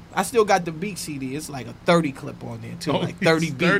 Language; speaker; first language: English; native; English